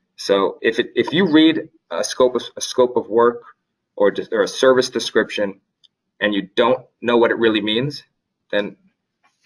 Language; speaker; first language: English; native; English